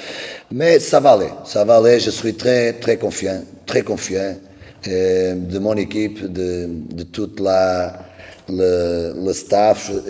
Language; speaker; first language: French; non-native, learner; Portuguese